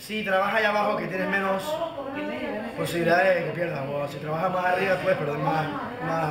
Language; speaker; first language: Spanish; native; Spanish